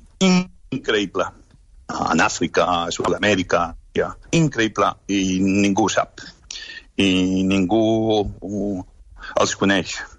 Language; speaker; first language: Catalan; non-native, local second language; Spanish